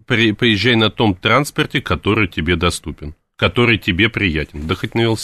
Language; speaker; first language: Russian; native; Russian